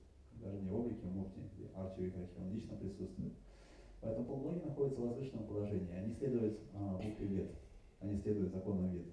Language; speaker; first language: Russian; native; Russian